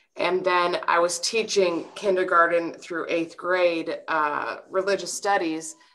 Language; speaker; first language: English; native; English